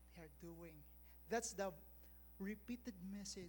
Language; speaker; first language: English; non-native, local second language; Filipino